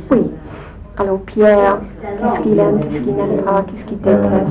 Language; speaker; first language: French; non-native, fluent; English